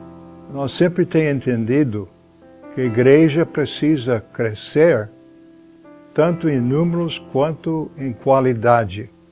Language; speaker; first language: Portuguese; non-native, fluent; English